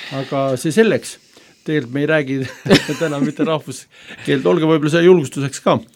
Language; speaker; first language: Estonian; native; Estonian